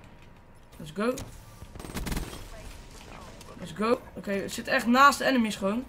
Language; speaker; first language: Dutch; native; Dutch